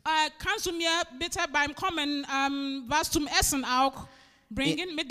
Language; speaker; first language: German; non-native, fluent; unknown